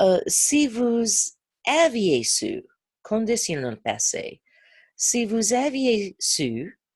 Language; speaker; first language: French; non-native, fluent; English